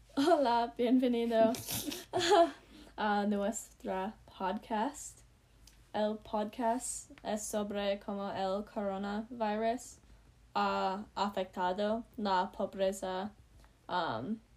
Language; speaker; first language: Spanish; non-native, learner; English